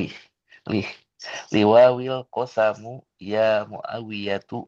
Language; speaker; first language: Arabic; non-native, learner; Indonesian